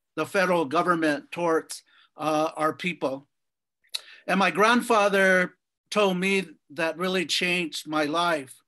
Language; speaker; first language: English; native; English